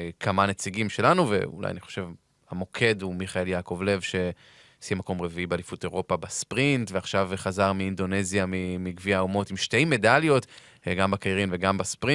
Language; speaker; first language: Hebrew; native; Hebrew